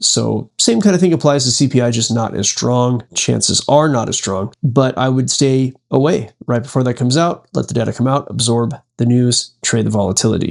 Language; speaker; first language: English; native; English